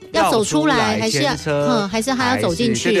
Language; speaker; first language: Chinese; native; Chinese